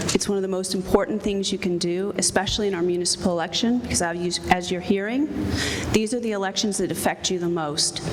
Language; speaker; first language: English; native; English